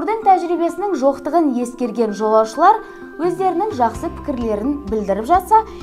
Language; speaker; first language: Kazakh; native; Kazakh